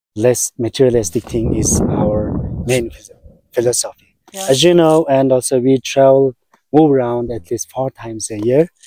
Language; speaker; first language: English; non-native, learner; Mongolian